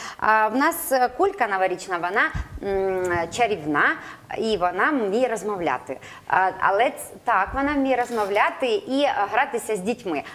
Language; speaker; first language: Ukrainian; non-native, local second language; Russian